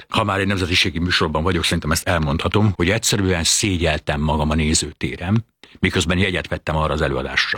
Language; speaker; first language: Hungarian; native; Hungarian